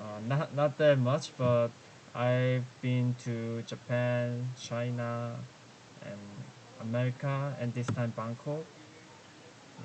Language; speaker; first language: English; non-native, learner; Korean